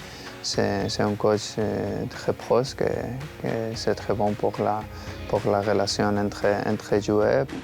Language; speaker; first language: French; non-native, learner; Spanish